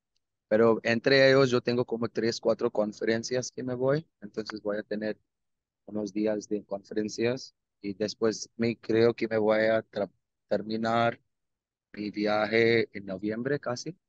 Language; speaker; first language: Spanish; non-native, learner; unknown